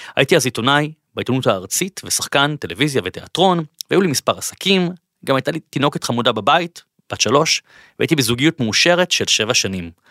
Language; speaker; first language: Hebrew; native; Hebrew